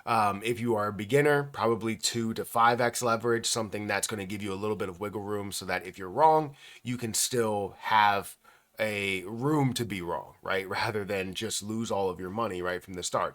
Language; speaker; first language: English; native; English